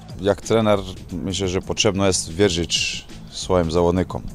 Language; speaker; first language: Polish; non-native, learner; Slovenian